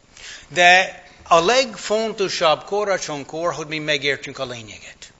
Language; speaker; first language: Hungarian; non-native, fluent; English